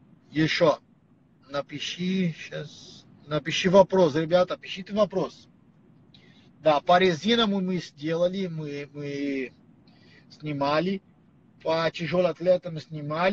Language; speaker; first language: Russian; non-native, learner; Portuguese